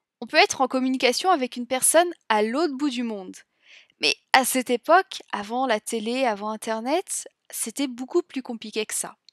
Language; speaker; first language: French; native; French